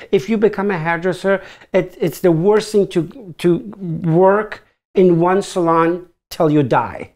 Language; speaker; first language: English; non-native, fluent; German